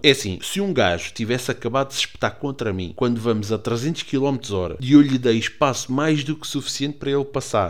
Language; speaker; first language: Portuguese; native; Portuguese